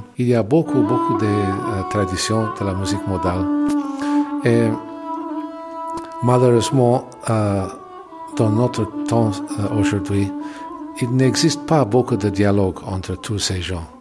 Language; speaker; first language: French; non-native, learner; English